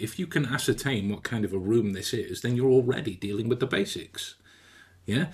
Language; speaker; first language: English; native; English